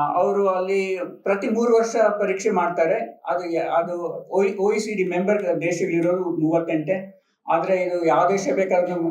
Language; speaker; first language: Kannada; non-native, local second language; Telugu